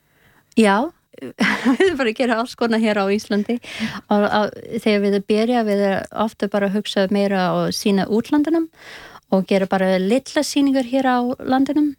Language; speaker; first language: Icelandic; non-native, learner; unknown